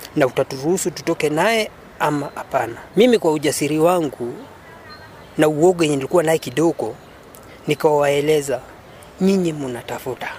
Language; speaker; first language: Swahili; non-native, local second language; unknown